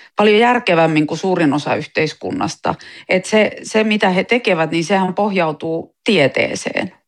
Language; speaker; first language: Finnish; native; Finnish